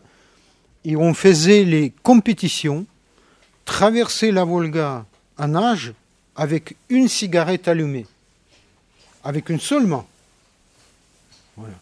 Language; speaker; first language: French; non-native, fluent; Russian